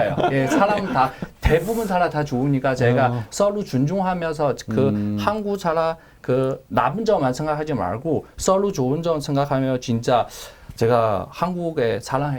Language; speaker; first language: Korean; non-native, learner; Chinese